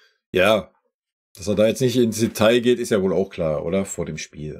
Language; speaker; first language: German; native; German